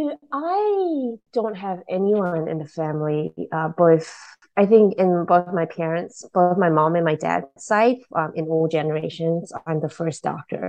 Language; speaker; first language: English; non-native, local second language; Chinese